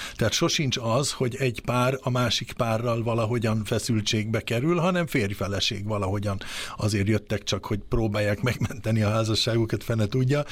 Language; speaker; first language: Hungarian; early bilingual, heritage; Swedish